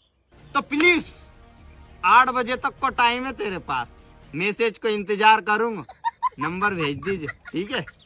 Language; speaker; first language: Hindi; native; Hindi